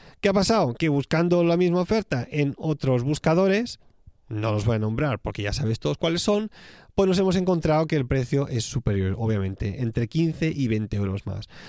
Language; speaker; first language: Spanish; native; Spanish